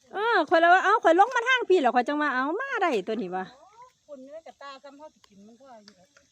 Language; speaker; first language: Thai; native; Thai